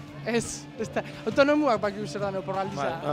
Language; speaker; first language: Basque; native; Basque